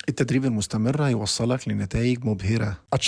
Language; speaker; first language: Arabic; native; Arabic